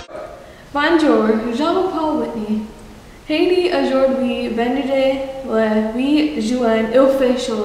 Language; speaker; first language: French; non-native, learner; English